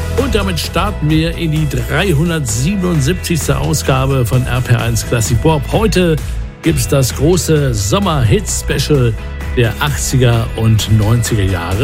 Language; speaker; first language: German; native; German